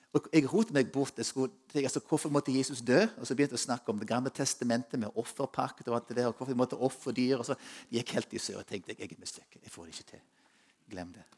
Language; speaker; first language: Norwegian; non-native, fluent; English